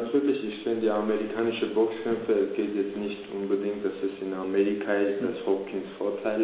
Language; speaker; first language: German; early bilingual, other home language; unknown